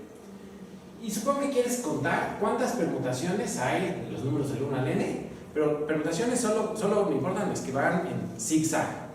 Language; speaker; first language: Spanish; native; Spanish